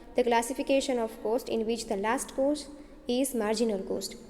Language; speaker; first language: English; non-native, local second language; Gujarati